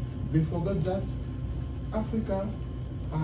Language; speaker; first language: English; non-native, learner; French